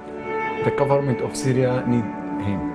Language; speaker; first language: English; non-native, learner; Arabic